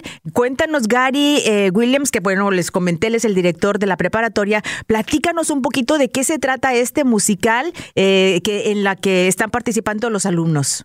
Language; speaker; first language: Spanish; native; Spanish